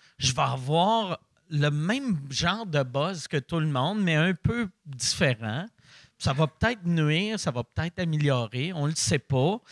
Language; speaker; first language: French; native; French